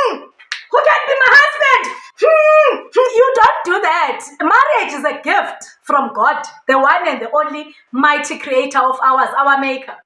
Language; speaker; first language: English; non-native, local second language; Xhosa